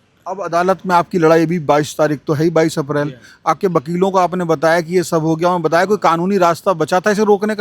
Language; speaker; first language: Hindi; native; Hindi